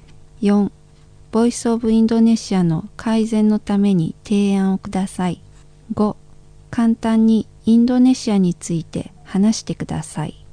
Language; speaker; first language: Japanese; non-native, learner; Indonesian